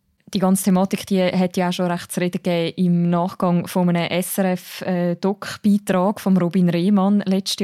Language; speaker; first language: German; native; German